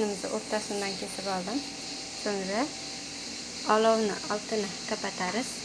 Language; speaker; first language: Turkish; non-native, learner; Uzbek